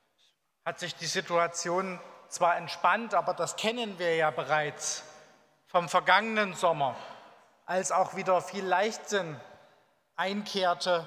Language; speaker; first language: German; native; German